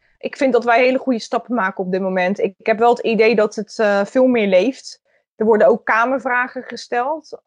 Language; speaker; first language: Dutch; native; Dutch